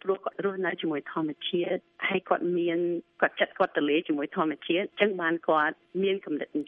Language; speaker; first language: Khmer; early bilingual, heritage; Khmer